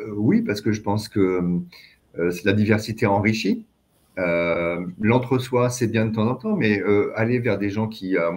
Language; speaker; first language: French; native; French